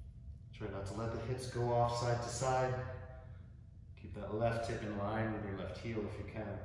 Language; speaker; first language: English; native; English